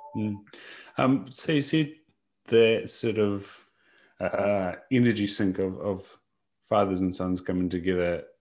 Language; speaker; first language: English; native; English